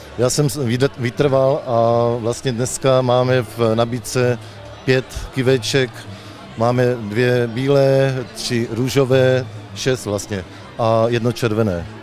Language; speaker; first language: Czech; native; Czech